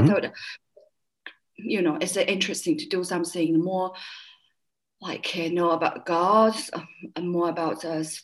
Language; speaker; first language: English; non-native, fluent; Chinese